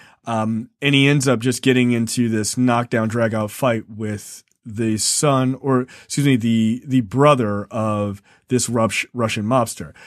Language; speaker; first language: English; native; English